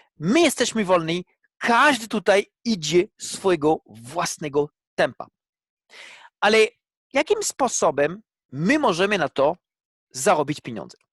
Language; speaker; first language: Polish; non-native, fluent; French